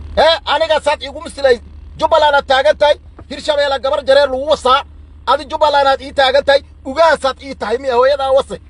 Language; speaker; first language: Somali; native; Somali